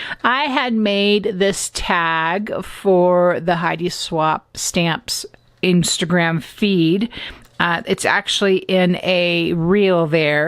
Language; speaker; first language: English; native; English